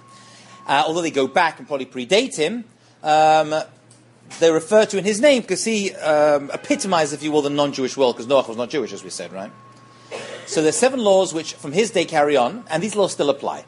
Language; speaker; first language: English; native; English